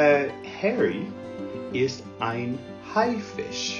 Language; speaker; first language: German; non-native, learner; English